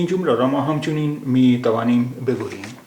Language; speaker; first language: Persian; non-native, fluent; Urdu